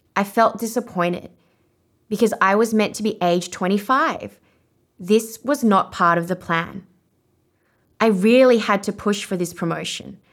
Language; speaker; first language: English; non-native, local second language; Vietnamese